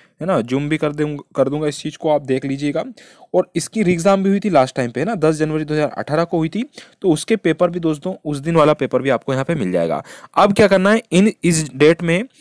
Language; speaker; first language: Hindi; native; Hindi